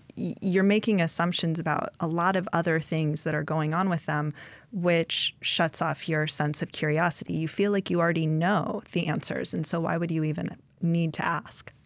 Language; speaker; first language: English; native; English